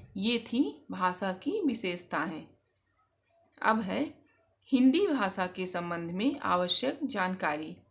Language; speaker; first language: Hindi; native; Hindi